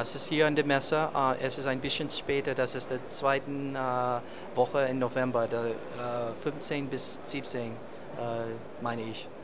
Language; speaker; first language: German; non-native, learner; English